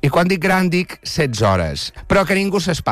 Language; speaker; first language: Catalan; native; Catalan